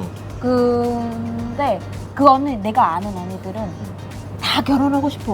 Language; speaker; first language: Korean; non-native, local second language; Vietnamese